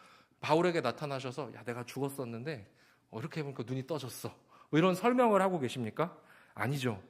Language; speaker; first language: Korean; native; Korean